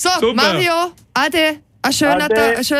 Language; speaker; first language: German; non-native, local second language; French